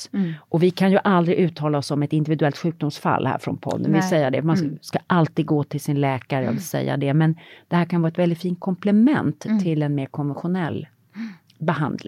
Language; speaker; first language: Swedish; native; Swedish